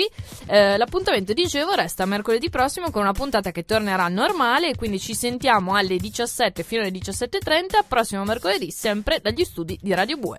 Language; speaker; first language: Italian; native; Italian